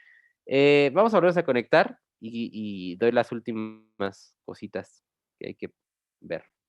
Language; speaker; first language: Spanish; native; Spanish